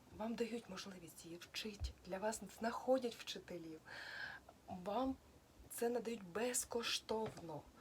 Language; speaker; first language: Ukrainian; non-native, local second language; Russian